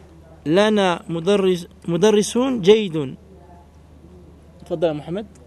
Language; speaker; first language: Arabic; non-native, fluent; French